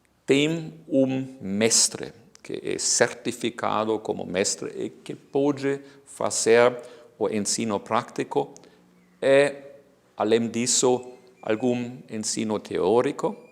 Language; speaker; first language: Portuguese; non-native, fluent; German